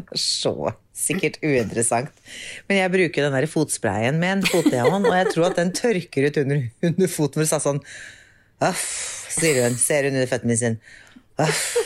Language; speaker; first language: Norwegian; native; Norwegian